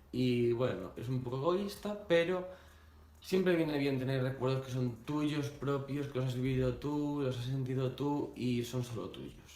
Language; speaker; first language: Spanish; native; Spanish